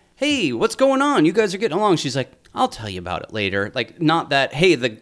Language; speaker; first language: English; native; English